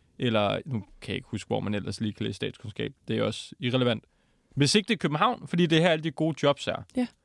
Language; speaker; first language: Danish; native; Danish